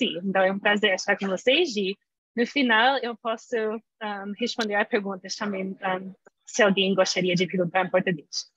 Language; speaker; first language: Portuguese; non-native, fluent; English